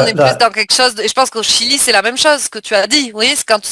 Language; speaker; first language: French; native; French